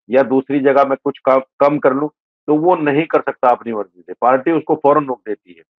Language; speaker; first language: Urdu; native; Urdu